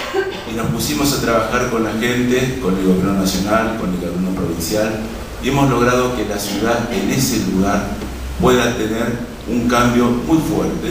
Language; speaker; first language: Spanish; native; Spanish